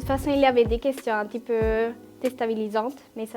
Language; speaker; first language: French; non-native, fluent; Spanish